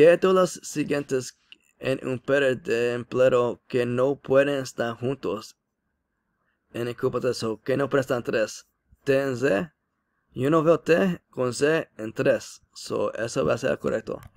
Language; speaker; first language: Spanish; non-native, learner; English